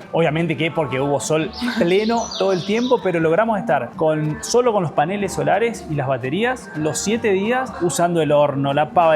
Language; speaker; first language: Spanish; native; Spanish